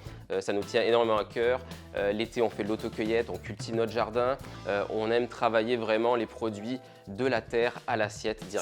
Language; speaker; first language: French; native; French